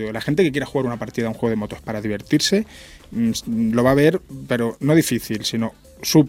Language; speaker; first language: Spanish; native; Spanish